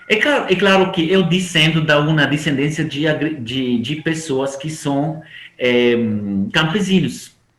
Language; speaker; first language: Portuguese; non-native, fluent; Italian